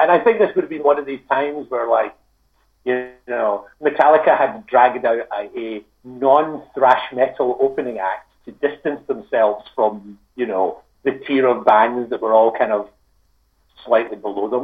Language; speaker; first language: English; native; English